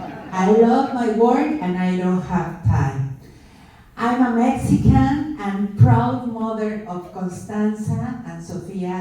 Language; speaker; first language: English; non-native, learner; Spanish